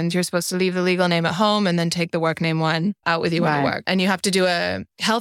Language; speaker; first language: English; native; English